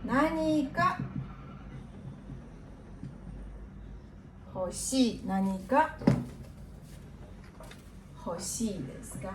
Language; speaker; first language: Japanese; non-native, fluent; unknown